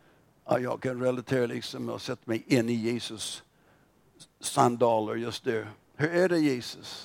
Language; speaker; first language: Swedish; non-native, fluent; English